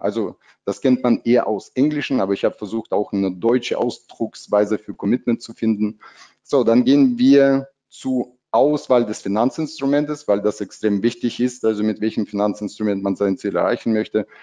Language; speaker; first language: German; non-native, fluent; Russian